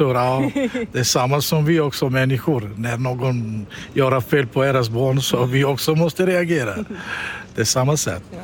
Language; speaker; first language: Swedish; non-native, learner; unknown